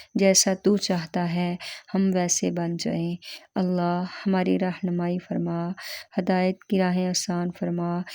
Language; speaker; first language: Urdu; native; Urdu